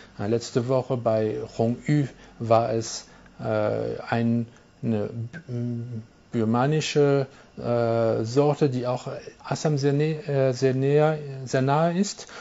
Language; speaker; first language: German; non-native, local second language; French